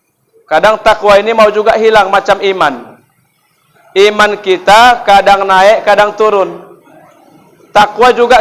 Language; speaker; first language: Indonesian; native; Indonesian